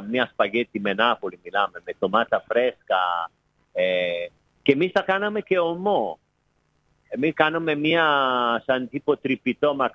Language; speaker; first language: Greek; non-native, fluent; Italian